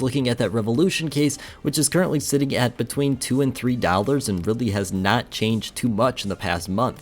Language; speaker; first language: English; native; English